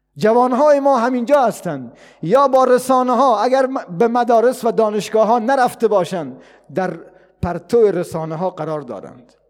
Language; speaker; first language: Persian; non-native, local second language; Baluchi